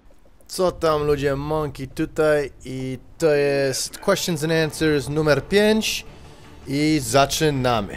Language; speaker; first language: Polish; early bilingual, heritage; Polish